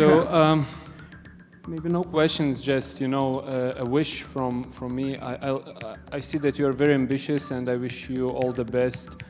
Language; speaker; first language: English; non-native, fluent; Lithuanian